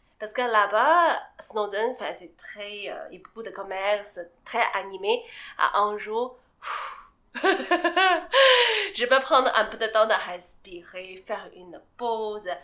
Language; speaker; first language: French; non-native, fluent; Chinese